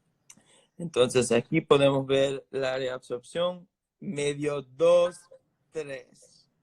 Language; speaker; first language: Spanish; non-native, fluent; English